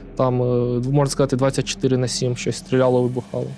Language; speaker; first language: Ukrainian; native; Ukrainian